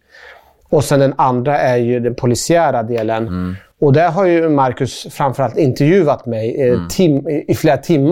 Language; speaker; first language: Swedish; early bilingual, other home language; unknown